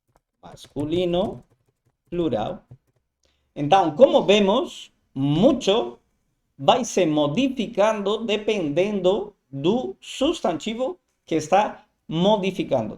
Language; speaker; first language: Portuguese; non-native, fluent; Spanish